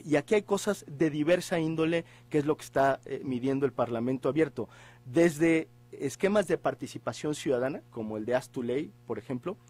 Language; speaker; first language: Spanish; native; Spanish